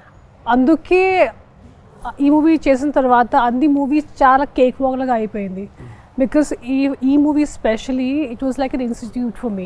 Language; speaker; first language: Telugu; non-native, local second language; Hindi